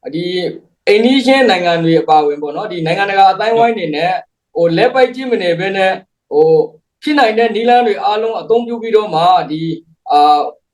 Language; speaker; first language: Burmese; native; Burmese